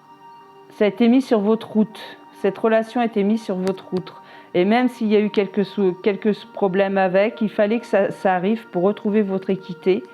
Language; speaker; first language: French; native; French